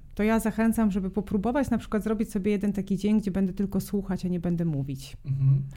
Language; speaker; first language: Polish; non-native, fluent; Serbian